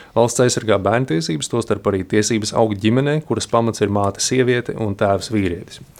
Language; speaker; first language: Latvian; native; Latvian